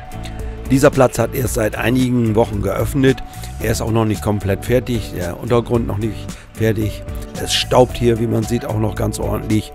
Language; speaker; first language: German; native; German